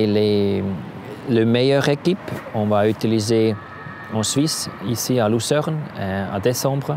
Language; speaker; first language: French; non-native, learner; German